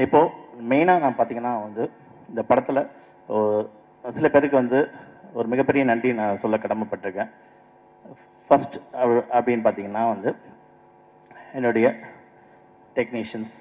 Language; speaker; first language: Tamil; native; Tamil